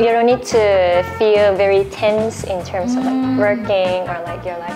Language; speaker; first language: English; non-native, fluent; Japanese